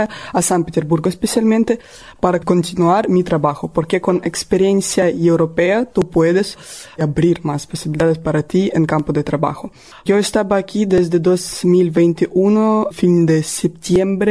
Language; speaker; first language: Spanish; non-native, learner; Russian